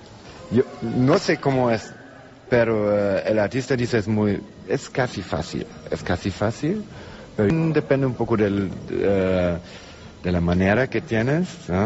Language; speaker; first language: Spanish; non-native, learner; German